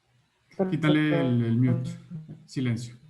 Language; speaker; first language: Spanish; native; Spanish